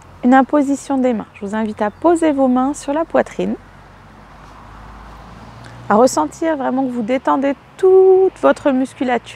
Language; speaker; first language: French; native; French